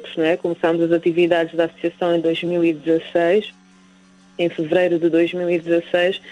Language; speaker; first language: Portuguese; native; Portuguese